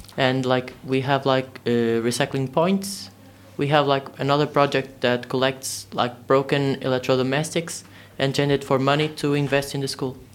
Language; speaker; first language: English; non-native, learner; Portuguese